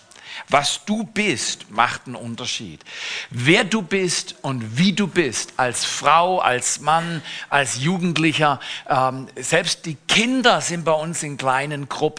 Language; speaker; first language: German; native; German